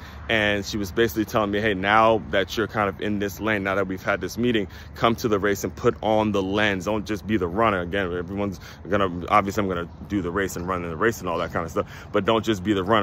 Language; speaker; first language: English; native; English